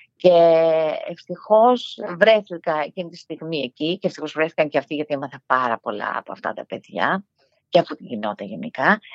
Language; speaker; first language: Greek; early bilingual, heritage; Greek